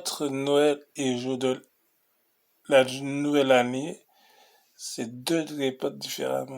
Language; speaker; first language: French; non-native, local second language; Haitian Creole